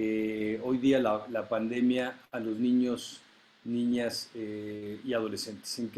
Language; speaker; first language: Spanish; native; Spanish